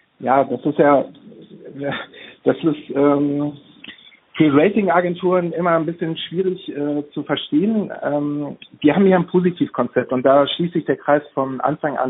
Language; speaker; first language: German; native; German